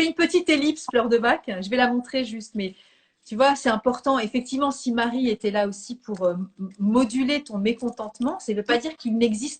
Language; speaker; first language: French; native; French